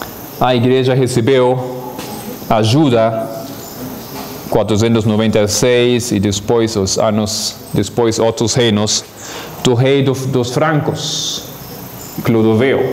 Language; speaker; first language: Portuguese; non-native, fluent; Spanish